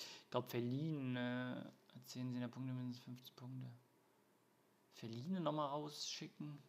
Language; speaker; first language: German; native; German